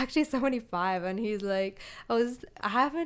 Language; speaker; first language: English; non-native, local second language; Tamil